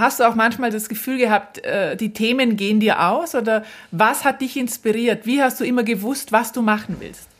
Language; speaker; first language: German; native; German